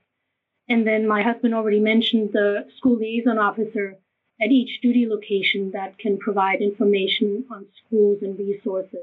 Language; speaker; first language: English; non-native, fluent; German